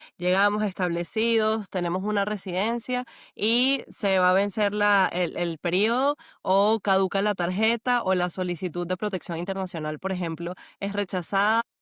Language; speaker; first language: Spanish; native; Spanish